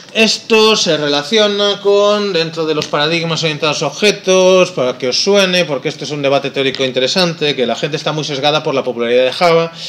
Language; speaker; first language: Spanish; non-native, local second language; Galician